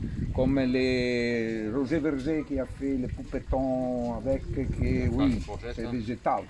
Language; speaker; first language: French; non-native, learner; Italian